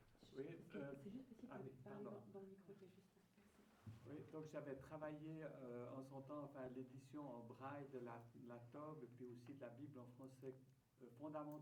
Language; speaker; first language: French; native; French